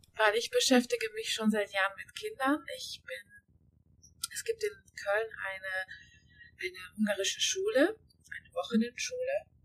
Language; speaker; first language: German; early bilingual, other home language; Hungarian